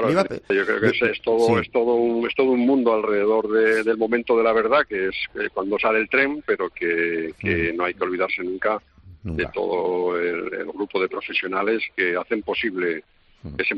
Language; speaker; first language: Spanish; native; Spanish